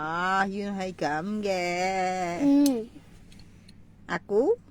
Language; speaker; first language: Chinese; non-native, fluent; Indonesian